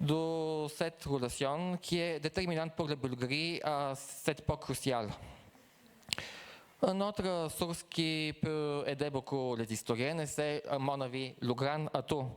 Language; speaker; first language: French; non-native, fluent; Bulgarian